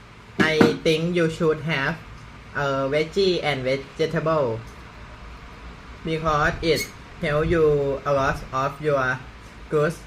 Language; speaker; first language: English; non-native, learner; Thai